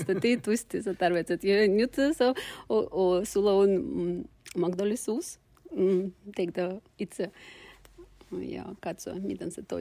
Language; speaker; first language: Finnish; non-native, learner; Turkish